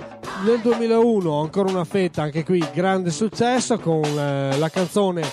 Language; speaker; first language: Italian; native; Italian